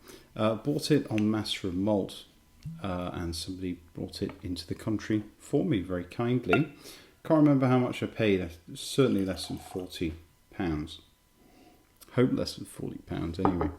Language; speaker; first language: English; native; English